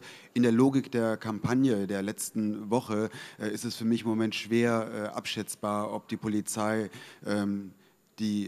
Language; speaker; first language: German; native; German